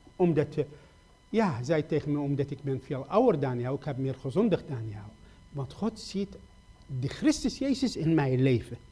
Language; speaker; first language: Dutch; non-native, fluent; Kurdish